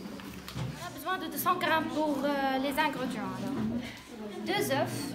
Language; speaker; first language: French; non-native, learner; Arabic